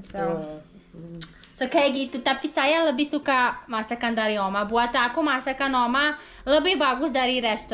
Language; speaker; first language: Indonesian; non-native, learner; Serbian